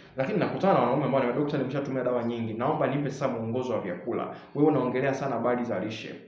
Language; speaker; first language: Swahili; native; Swahili